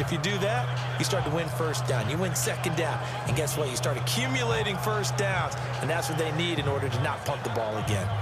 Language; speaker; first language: English; native; English